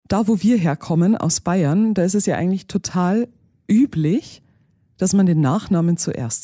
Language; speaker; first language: German; native; German